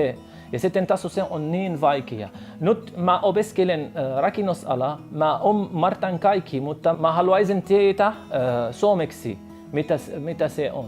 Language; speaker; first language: Finnish; non-native, learner; Arabic